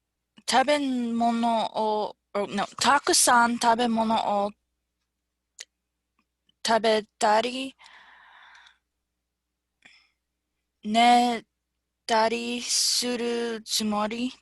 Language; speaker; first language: Japanese; non-native, learner; English